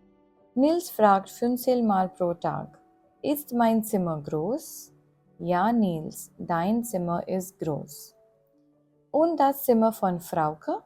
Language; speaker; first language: German; non-native, fluent; Gujarati